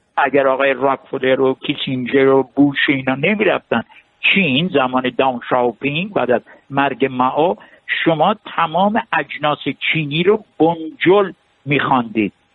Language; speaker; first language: Persian; non-native, local second language; Armenian